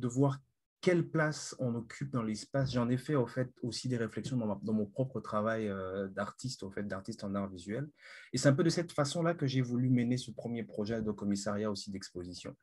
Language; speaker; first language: French; non-native, local second language; Lingala